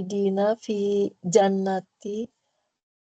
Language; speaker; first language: Arabic; non-native, learner; Indonesian